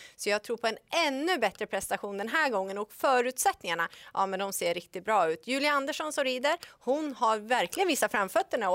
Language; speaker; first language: Swedish; native; Swedish